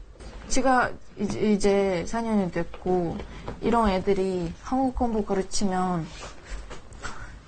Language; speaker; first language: Korean; early bilingual, other home language; Russian